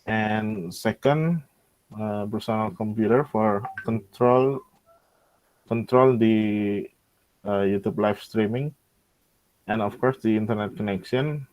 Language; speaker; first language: English; non-native, local second language; Indonesian